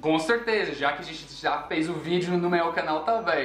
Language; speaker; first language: Portuguese; non-native, fluent; English